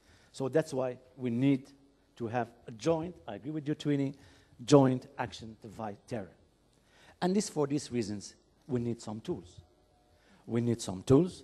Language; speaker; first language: English; non-native, fluent; Arabic